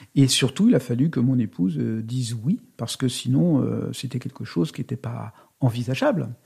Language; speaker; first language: French; native; French